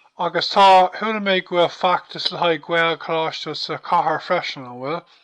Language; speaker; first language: Irish; non-native, local second language; English